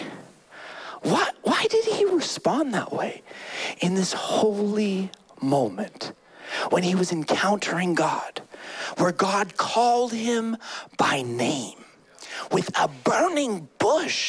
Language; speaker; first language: English; native; English